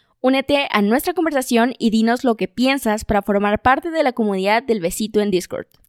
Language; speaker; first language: Spanish; native; Spanish